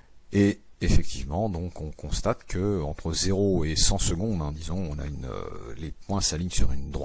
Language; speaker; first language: French; native; French